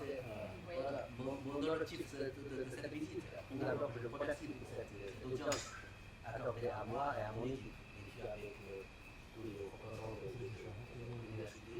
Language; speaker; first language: French; non-native, fluent; Chinese